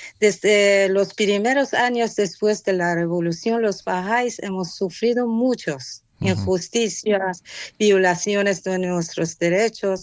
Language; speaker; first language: Spanish; non-native, fluent; Persian